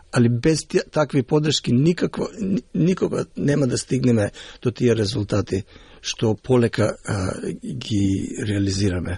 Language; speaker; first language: Macedonian; early bilingual, heritage; Macedonian